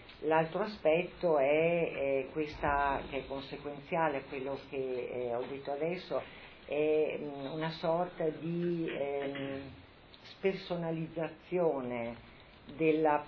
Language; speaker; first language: Italian; native; Italian